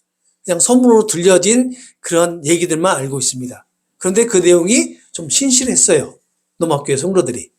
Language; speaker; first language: Korean; native; Korean